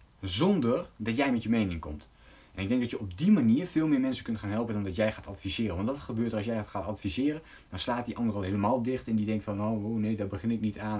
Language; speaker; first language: Dutch; native; Dutch